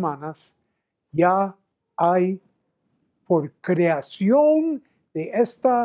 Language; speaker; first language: Spanish; non-native, fluent; English